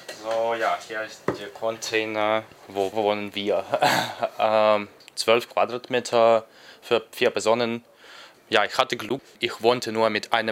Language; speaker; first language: German; non-native, learner; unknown